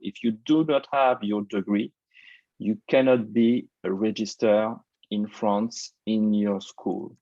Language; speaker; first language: English; non-native, fluent; French